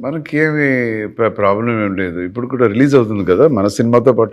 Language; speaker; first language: Telugu; native; Telugu